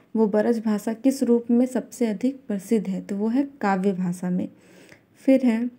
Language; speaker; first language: Hindi; native; Hindi